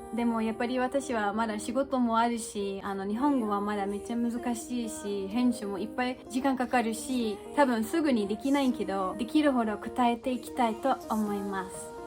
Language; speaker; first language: Japanese; non-native, fluent; German